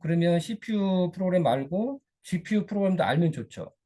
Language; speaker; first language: Korean; native; Korean